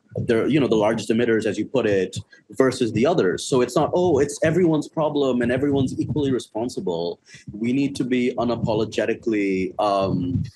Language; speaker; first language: English; non-native, local second language; Bangla